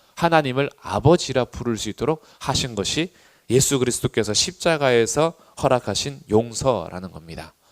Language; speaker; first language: Korean; native; Korean